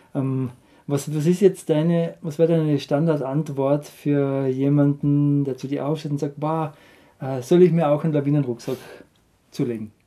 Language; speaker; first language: German; native; German